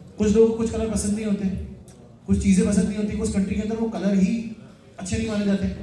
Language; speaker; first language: Hindi; native; Hindi